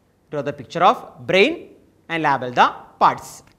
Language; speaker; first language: English; non-native, local second language; Malayalam